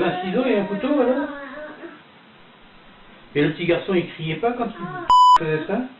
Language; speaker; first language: French; native; French